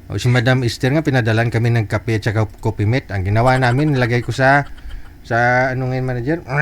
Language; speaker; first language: Filipino; native; Filipino